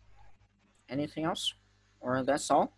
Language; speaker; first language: English; non-native, fluent; Vietnamese